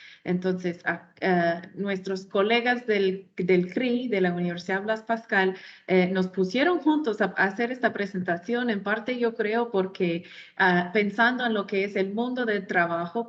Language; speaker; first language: Spanish; non-native, fluent; English